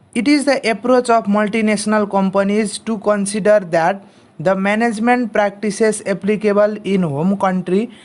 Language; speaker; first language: English; non-native, local second language; Nepali